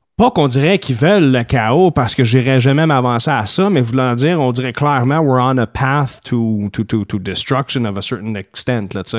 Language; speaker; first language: French; native; French